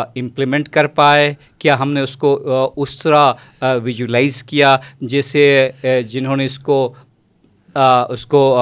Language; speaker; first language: Urdu; non-native, local second language; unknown